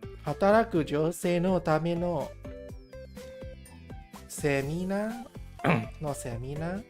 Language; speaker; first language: Japanese; non-native, learner; English